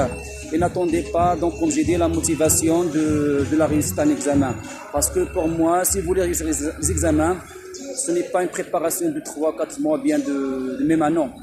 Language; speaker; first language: French; non-native, local second language; Arabic